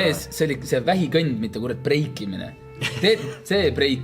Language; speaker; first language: Estonian; native; Estonian